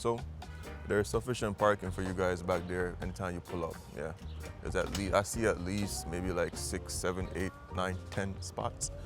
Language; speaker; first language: English; native; English